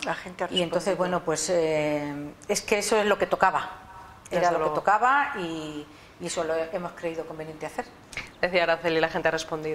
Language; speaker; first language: Spanish; native; Spanish